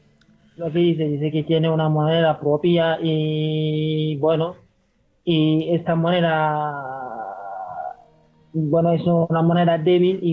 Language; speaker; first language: Spanish; non-native, learner; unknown